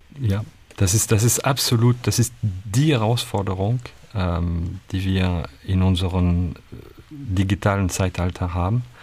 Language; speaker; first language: German; non-native, fluent; French